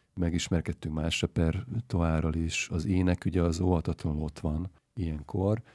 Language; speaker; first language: Hungarian; native; Hungarian